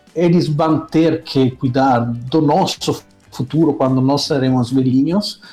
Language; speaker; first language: Portuguese; non-native, fluent; Italian